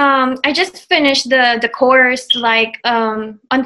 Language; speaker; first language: English; non-native, local second language; Filipino